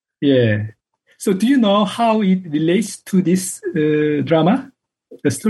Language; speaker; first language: English; non-native, fluent; Korean